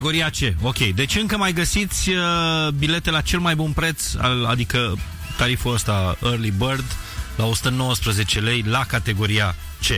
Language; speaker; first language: Romanian; native; Romanian